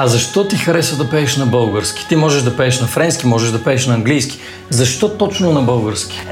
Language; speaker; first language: Bulgarian; native; Bulgarian